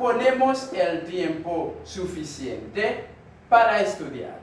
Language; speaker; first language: Spanish; non-native, learner; Haitian Creole